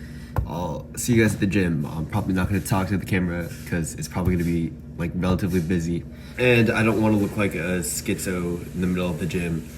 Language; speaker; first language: English; native; English